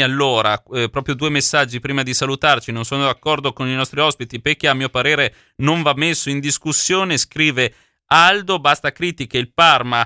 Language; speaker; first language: Italian; native; Italian